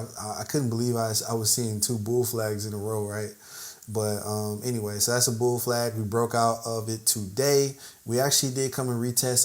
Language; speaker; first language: English; native; English